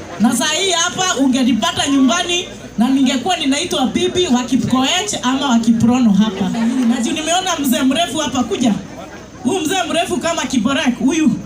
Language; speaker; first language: Swahili; non-native, local second language; Kikuyu